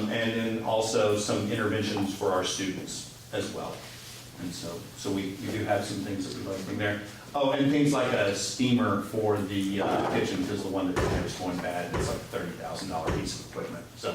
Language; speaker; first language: English; native; English